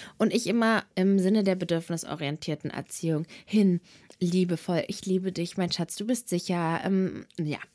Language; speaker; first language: German; early bilingual, other home language; Serbian